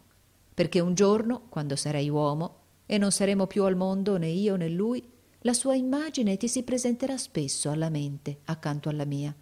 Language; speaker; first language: Italian; native; Italian